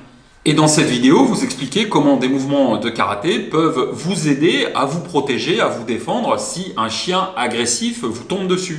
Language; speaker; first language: French; native; French